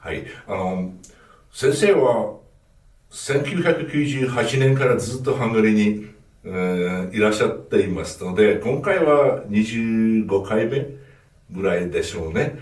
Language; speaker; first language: Japanese; non-native, fluent; Hungarian